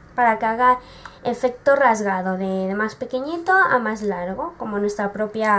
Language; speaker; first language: Spanish; native; Spanish